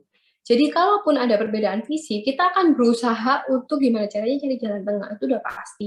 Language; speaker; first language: Indonesian; native; Indonesian